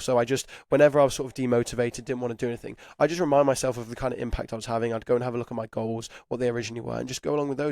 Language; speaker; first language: English; native; English